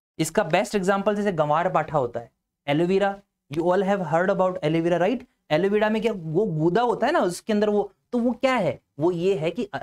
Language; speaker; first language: Hindi; native; Hindi